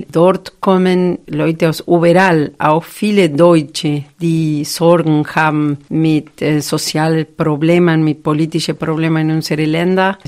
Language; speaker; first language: German; non-native, fluent; Spanish